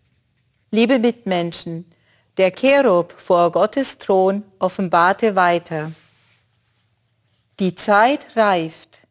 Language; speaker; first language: German; native; German